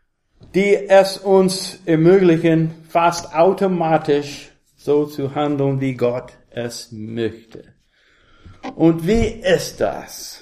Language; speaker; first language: German; non-native, learner; English